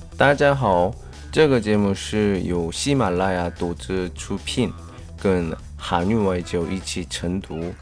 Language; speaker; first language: Chinese; non-native, fluent; Korean